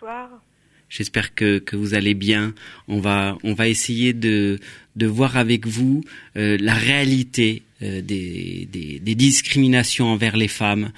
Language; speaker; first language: French; native; French